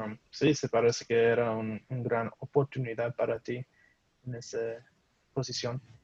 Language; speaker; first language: Spanish; non-native, learner; English